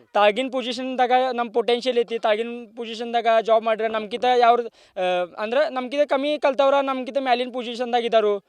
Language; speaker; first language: Kannada; non-native, local second language; Marathi